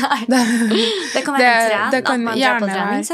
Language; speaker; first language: Norwegian; native; Norwegian